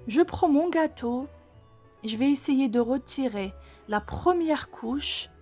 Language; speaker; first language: French; non-native, local second language; Arabic